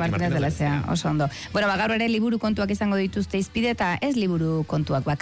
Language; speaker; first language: Basque; native; Basque